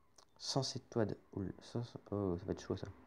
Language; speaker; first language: French; native; French